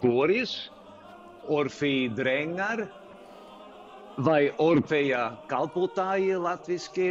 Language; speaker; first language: Latvian; non-native, fluent; Swedish